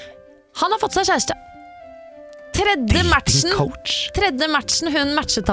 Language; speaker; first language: Norwegian; native; Norwegian